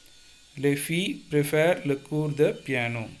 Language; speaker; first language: French; non-native, learner; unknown